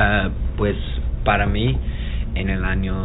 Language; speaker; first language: Spanish; non-native, learner; English